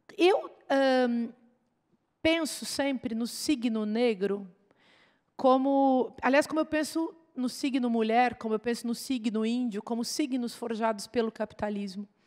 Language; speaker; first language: Portuguese; native; Portuguese